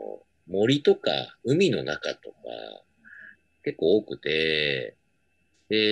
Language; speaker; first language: Japanese; native; Japanese